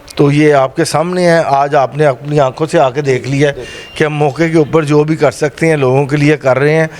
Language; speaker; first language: Urdu; non-native, local second language; Punjabi